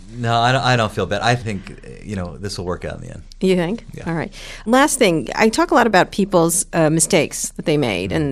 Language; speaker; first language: English; native; English